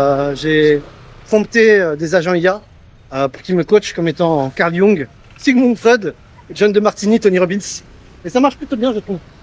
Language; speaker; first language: French; native; French